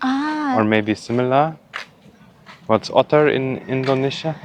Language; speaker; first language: English; non-native, learner; Indonesian